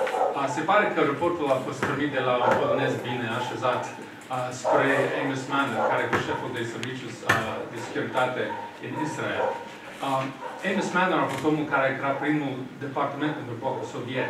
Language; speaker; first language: Romanian; non-native, fluent; English